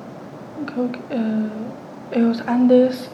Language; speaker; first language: Spanish; non-native, learner; Chinese